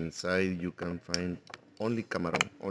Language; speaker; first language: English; non-native, learner; Spanish